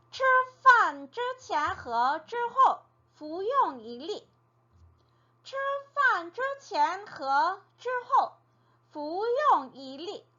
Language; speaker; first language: Chinese; non-native, fluent; Korean